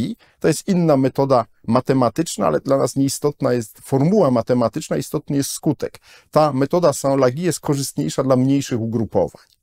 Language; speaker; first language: Polish; native; Polish